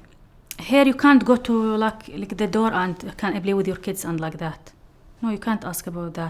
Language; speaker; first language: English; non-native, learner; Arabic